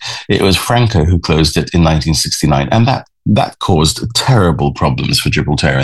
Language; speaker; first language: English; native; English